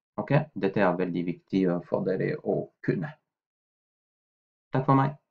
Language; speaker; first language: Norwegian; non-native, fluent; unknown